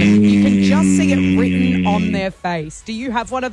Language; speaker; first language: English; native; English